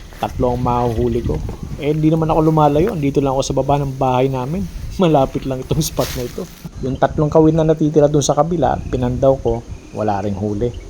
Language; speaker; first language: Filipino; native; Filipino